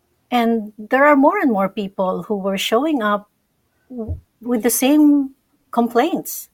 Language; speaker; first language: English; non-native, local second language; Filipino